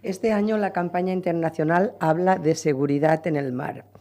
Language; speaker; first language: Spanish; non-native, local second language; Catalan